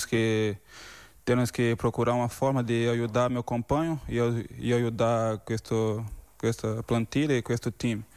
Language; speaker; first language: Spanish; non-native, learner; Portuguese